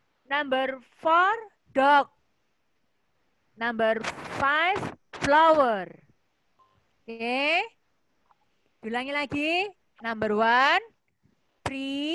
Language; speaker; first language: English; non-native, fluent; Indonesian